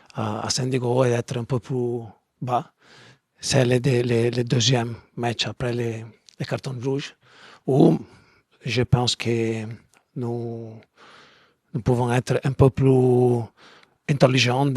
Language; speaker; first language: French; non-native, learner; Italian